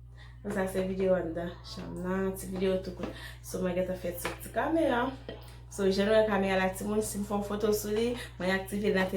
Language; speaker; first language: French; non-native, learner; Haitian Creole